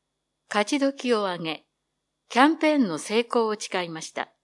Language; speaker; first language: Japanese; native; Japanese